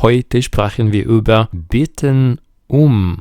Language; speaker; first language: German; non-native, fluent; Ukrainian